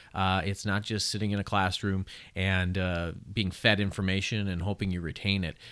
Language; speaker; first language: English; native; English